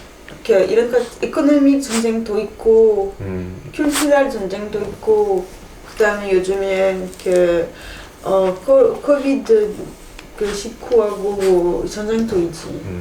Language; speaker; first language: Korean; non-native, fluent; French